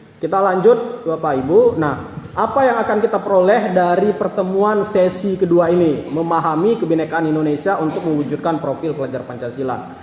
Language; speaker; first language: Indonesian; non-native, local second language; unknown